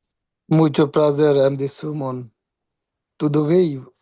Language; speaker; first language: Portuguese; non-native, learner; Bangla